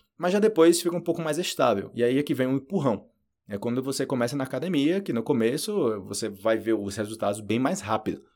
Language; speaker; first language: Portuguese; native; Portuguese